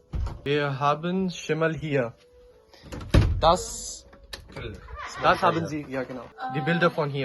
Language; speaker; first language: German; non-native, learner; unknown